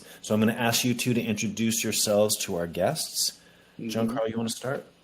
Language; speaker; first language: English; native; English